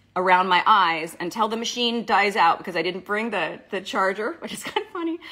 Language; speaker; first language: English; native; English